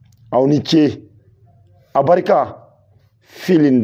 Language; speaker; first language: German; non-native, local second language; Bambara